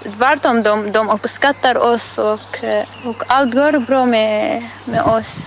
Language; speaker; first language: Swedish; non-native, learner; Arabic